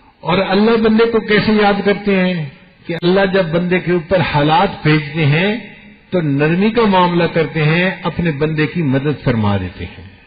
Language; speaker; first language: Urdu; non-native, local second language; Punjabi